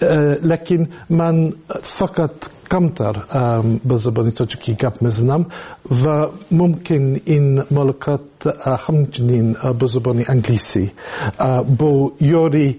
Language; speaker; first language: Persian; non-native, learner; English